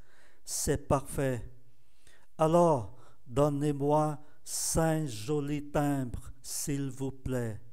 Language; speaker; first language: French; non-native, fluent; Vietnamese